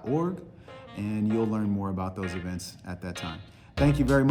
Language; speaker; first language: English; native; English